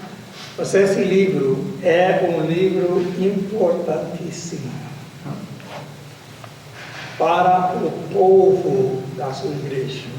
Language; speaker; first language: Portuguese; non-native, fluent; English